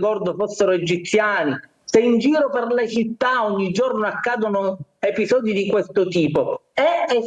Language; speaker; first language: Italian; native; Italian